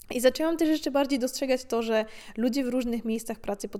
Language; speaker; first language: Polish; native; Polish